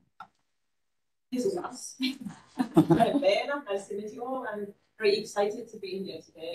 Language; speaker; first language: English; non-native, fluent; Finnish